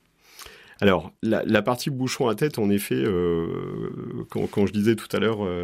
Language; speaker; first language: French; native; French